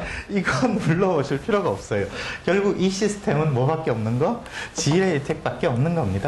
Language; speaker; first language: Korean; native; Korean